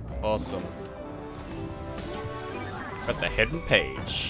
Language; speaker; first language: English; native; English